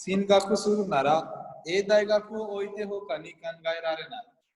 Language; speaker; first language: Japanese; non-native, fluent; Hindi